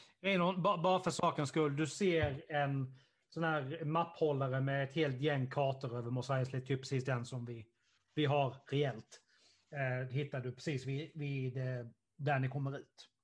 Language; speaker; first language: Swedish; native; Swedish